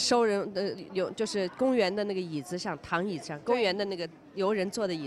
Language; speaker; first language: Chinese; native; Chinese